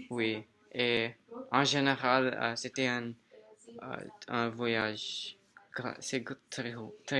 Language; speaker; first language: French; non-native, learner; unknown